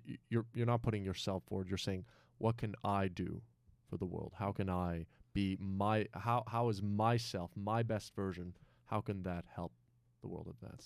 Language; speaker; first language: English; non-native, fluent; French